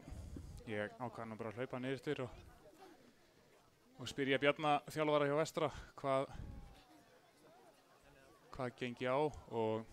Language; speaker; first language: Icelandic; native; Icelandic